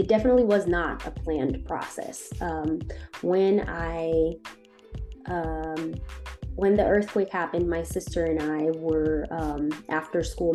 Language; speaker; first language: English; non-native, fluent; Haitian Creole